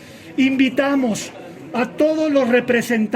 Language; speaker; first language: Spanish; native; Spanish